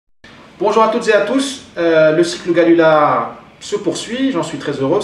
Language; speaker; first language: French; non-native, local second language; Arabic